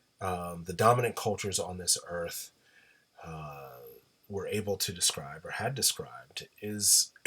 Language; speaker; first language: English; native; English